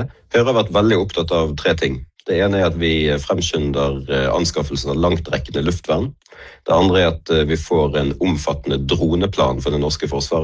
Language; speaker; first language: Norwegian; native; Norwegian